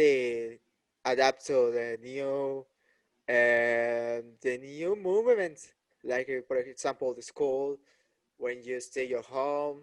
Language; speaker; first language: English; non-native, learner; Spanish